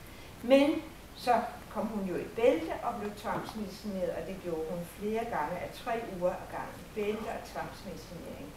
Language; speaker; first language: Danish; native; Danish